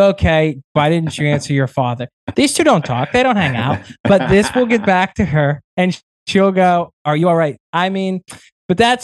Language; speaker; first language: English; native; English